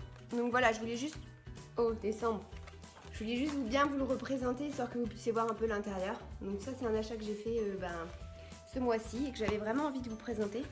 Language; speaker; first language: French; native; French